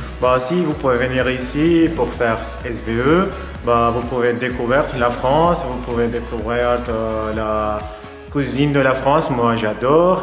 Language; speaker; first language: French; non-native, learner; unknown